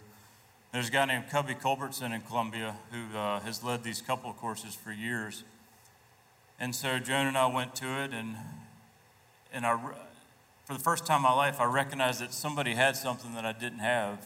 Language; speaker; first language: English; native; English